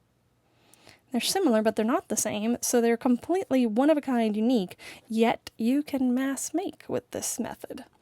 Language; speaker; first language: English; native; English